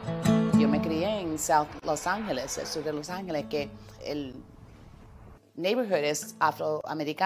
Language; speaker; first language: Spanish; early bilingual, heritage; Spanish